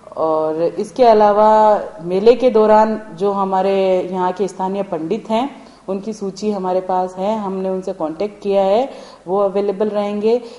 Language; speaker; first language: Hindi; native; Hindi